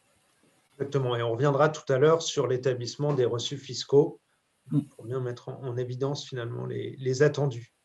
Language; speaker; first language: French; native; French